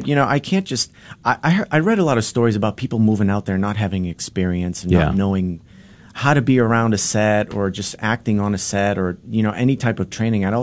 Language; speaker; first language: English; early bilingual, other home language; Polish